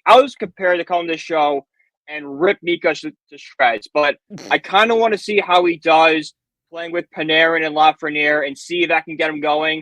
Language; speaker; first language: English; native; English